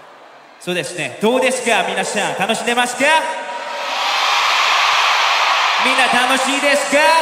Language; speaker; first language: Japanese; non-native, fluent; Korean